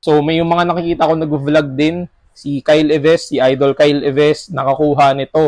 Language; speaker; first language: Filipino; native; Filipino